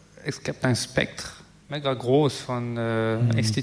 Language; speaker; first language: German; non-native, learner; French